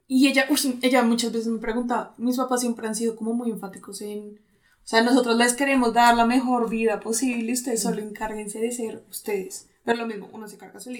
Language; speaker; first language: Spanish; native; Spanish